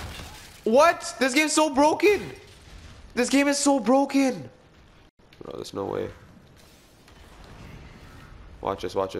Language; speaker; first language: English; native; English